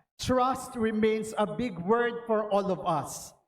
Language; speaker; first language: English; non-native, local second language; Filipino